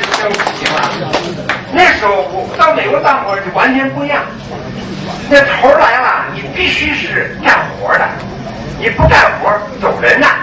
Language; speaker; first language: Chinese; early bilingual, other home language; English